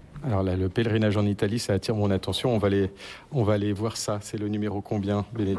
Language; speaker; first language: French; native; French